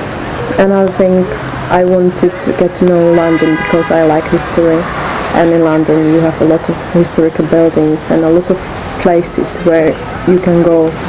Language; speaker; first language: English; non-native, learner; Czech